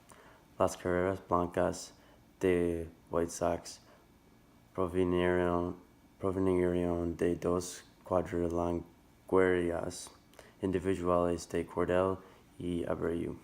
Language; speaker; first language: Spanish; non-native, learner; English